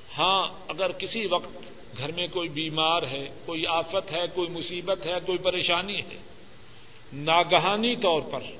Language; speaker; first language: Urdu; non-native, local second language; Punjabi